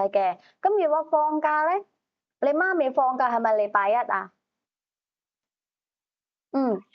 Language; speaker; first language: Cantonese; native; Cantonese